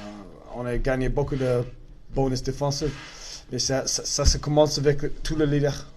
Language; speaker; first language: French; non-native, learner; English